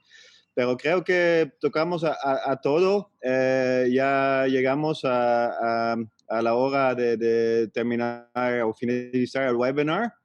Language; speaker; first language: Spanish; non-native, fluent; Dutch